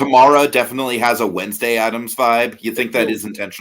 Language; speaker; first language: English; native; English